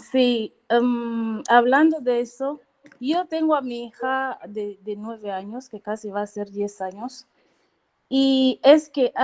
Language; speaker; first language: Spanish; non-native, fluent; Portuguese